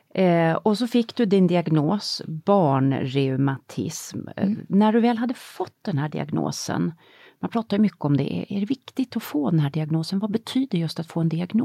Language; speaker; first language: Swedish; native; Swedish